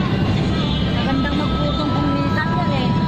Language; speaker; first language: Filipino; native; Filipino